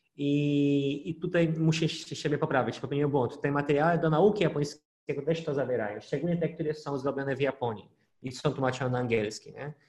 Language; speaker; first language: Polish; non-native, fluent; Portuguese